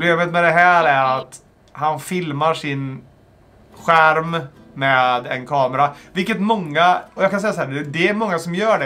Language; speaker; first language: Swedish; native; Swedish